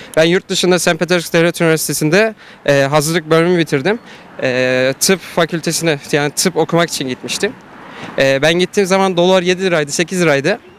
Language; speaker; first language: Turkish; native; Turkish